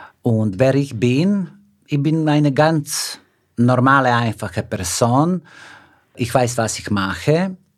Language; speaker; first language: German; non-native, fluent; Serbian